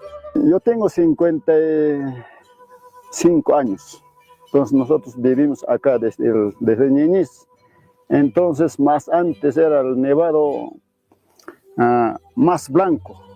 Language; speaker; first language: Spanish; non-native, local second language; Quechua